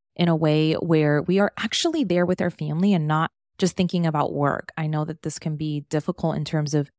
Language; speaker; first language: English; native; English